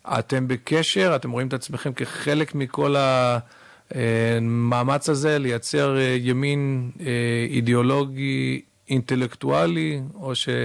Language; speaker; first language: Hebrew; early bilingual, other home language; English